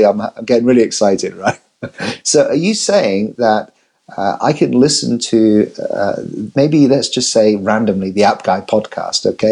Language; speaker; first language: English; native; English